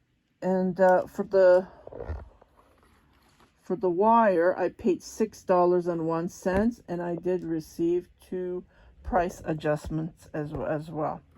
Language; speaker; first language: English; non-native, fluent; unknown